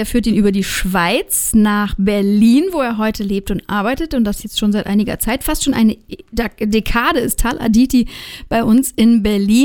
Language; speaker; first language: German; native; German